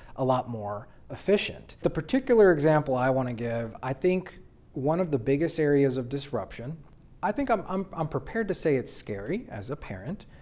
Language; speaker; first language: English; native; English